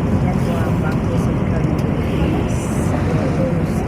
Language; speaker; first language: Filipino; non-native, local second language; Cebuano